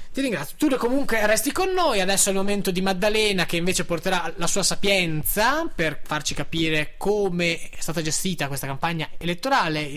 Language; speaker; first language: Italian; native; Italian